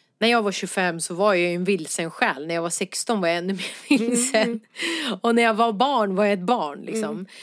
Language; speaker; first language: Swedish; early bilingual, other home language; Persian